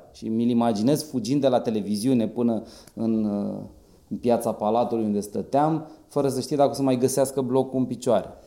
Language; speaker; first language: Romanian; native; Romanian